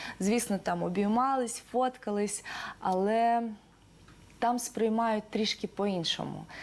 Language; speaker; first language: Ukrainian; non-native, local second language; Russian